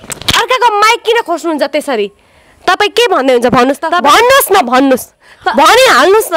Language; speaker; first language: Nepali; native; Nepali